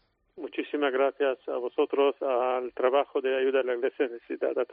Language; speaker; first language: Spanish; non-native, fluent; Arabic